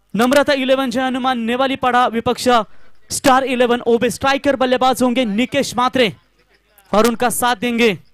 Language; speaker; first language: Hindi; non-native, local second language; Marathi